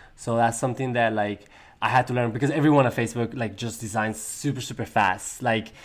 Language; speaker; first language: English; non-native, fluent; Spanish